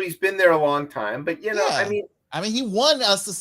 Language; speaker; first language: English; native; English